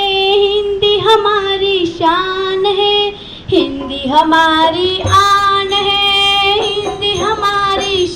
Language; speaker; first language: Hindi; non-native, local second language; Gujarati